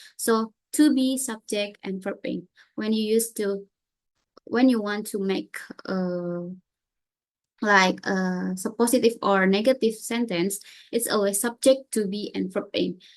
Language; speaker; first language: English; non-native, learner; Indonesian